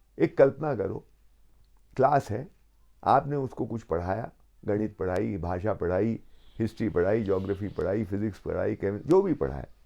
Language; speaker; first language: Hindi; native; Hindi